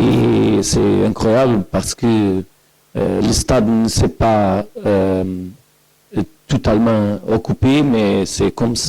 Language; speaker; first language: French; non-native, learner; Portuguese